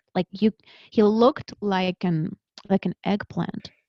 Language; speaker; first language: English; early bilingual, other home language; Russian